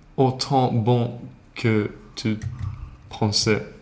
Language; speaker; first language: French; non-native, learner; Swedish